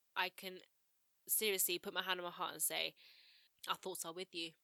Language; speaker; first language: English; native; English